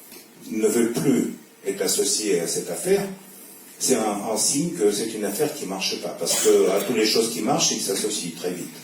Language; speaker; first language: French; non-native, fluent; Russian